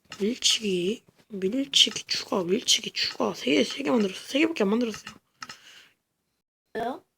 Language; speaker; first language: Korean; native; Korean